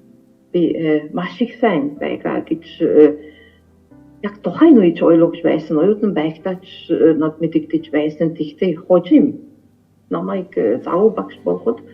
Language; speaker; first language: Mongolian; non-native, fluent; Hungarian